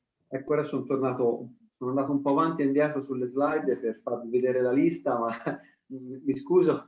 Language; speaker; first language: Italian; native; Italian